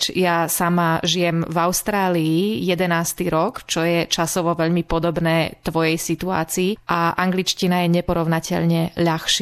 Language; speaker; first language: Slovak; native; Slovak